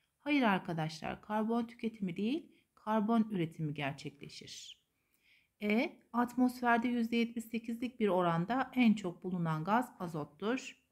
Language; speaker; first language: Turkish; native; Turkish